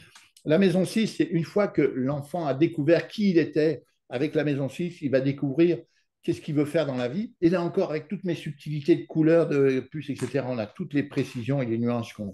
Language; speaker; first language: French; native; French